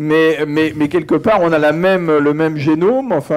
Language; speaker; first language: French; native; French